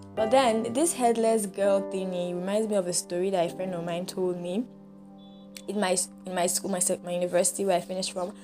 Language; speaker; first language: English; non-native, local second language; Yoruba